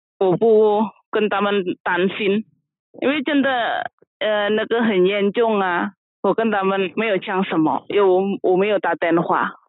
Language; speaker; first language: Chinese; non-native, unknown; Indonesian